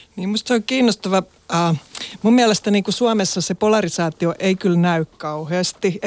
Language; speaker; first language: Finnish; native; Finnish